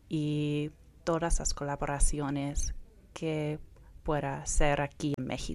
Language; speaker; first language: Spanish; non-native, fluent; English